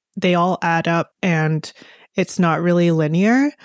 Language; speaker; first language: English; native; English